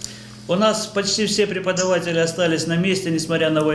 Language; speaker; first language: Russian; native; Russian